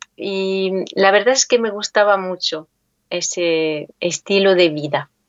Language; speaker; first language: Spanish; non-native, fluent; French